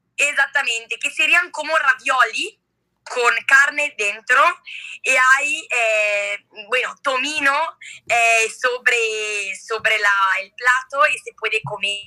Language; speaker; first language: Spanish; non-native, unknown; Italian